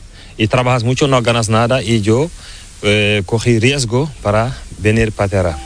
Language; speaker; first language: Spanish; non-native, learner; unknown